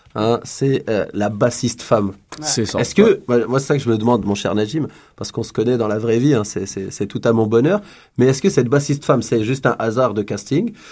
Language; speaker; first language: French; native; French